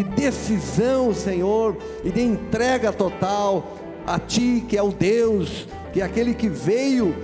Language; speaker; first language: Portuguese; native; Portuguese